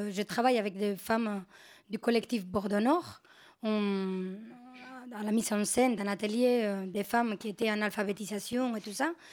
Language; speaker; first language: French; non-native, fluent; Spanish